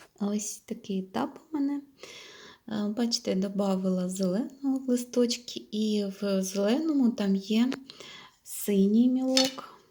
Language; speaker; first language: Ukrainian; non-native, local second language; Russian